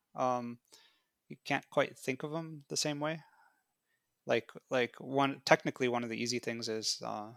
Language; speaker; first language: English; native; English